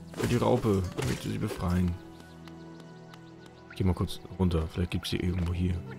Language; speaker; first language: German; native; German